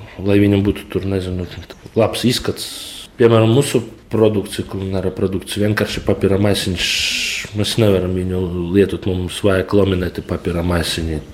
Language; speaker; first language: Latvian; non-native, local second language; Russian